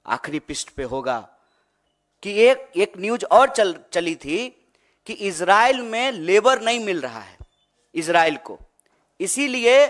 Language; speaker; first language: Hindi; native; Hindi